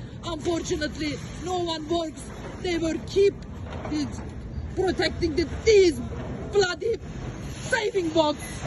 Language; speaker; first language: English; non-native, learner; Turkish